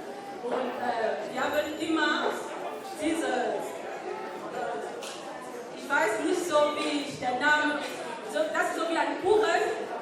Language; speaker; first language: German; non-native, learner; French